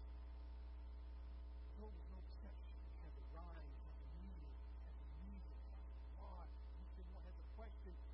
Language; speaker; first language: English; native; English